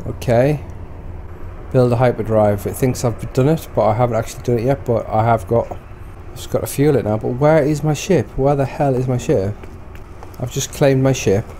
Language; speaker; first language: English; native; English